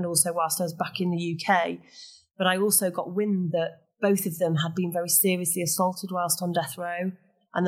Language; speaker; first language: English; native; English